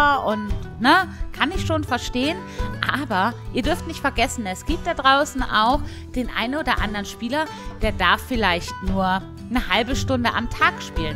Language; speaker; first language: German; native; German